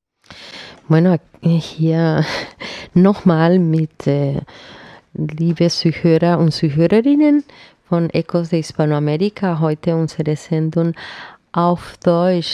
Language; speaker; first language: German; non-native, fluent; Spanish